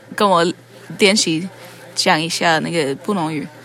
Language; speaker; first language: Chinese; non-native, fluent; English